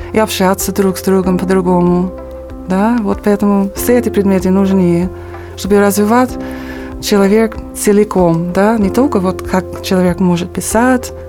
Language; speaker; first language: Russian; non-native, fluent; English